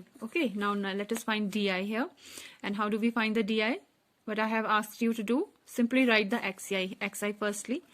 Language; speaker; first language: English; non-native, local second language; Hindi